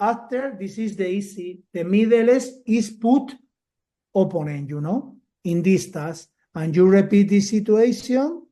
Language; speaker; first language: English; non-native, learner; Spanish